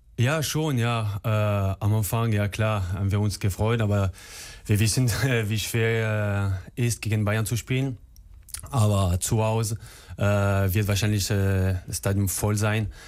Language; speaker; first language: German; non-native, learner; French